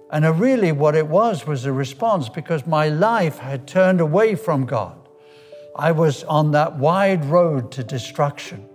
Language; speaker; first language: English; native; English